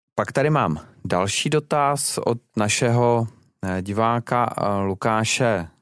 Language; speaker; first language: Czech; native; Czech